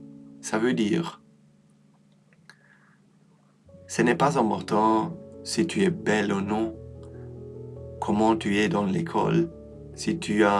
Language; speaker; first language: French; non-native, learner; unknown